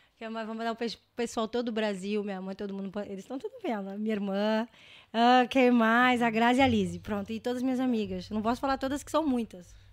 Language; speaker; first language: Portuguese; native; Portuguese